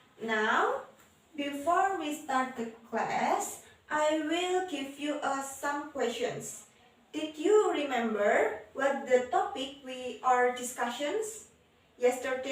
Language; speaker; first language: English; non-native, learner; Indonesian